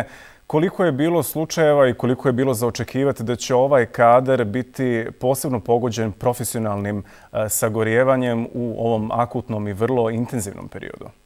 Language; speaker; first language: Serbian; native; Serbian